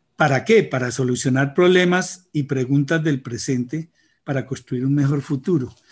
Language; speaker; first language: Spanish; native; Spanish